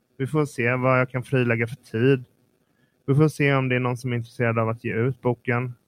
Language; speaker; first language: Swedish; native; Swedish